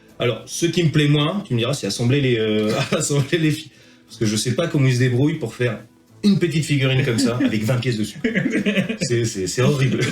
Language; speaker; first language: French; early bilingual, heritage; French